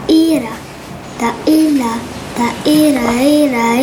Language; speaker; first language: Arabic; non-native, learner; French